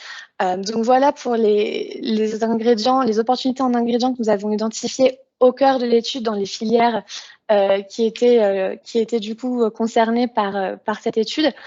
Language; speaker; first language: French; native; French